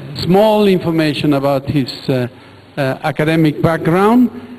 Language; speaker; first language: English; non-native, fluent; Spanish